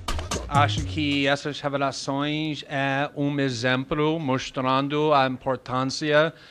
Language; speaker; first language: Portuguese; non-native, fluent; English